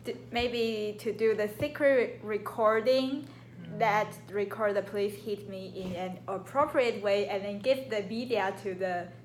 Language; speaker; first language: English; non-native, learner; Chinese